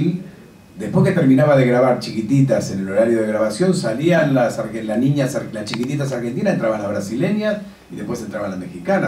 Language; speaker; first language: Spanish; native; Spanish